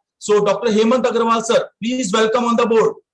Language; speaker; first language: English; non-native, fluent; Hindi